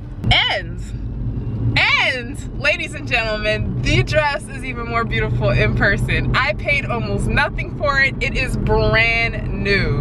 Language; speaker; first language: English; native; English